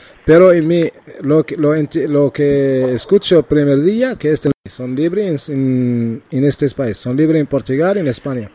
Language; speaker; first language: Spanish; non-native, learner; Arabic